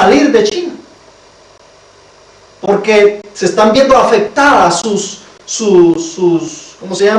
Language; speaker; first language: Spanish; native; Spanish